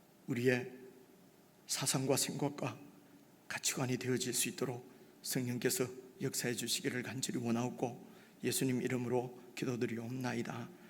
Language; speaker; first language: Korean; native; Korean